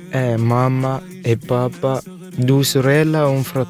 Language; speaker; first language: Italian; non-native, learner; Arabic